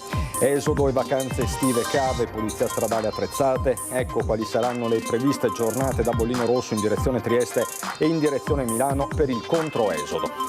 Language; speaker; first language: Italian; native; Italian